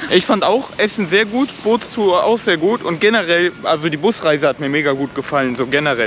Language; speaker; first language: German; native; German